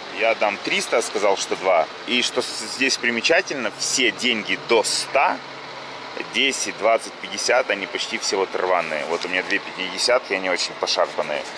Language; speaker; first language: Russian; native; Russian